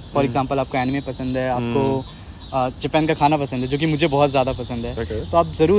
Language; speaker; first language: Hindi; native; Hindi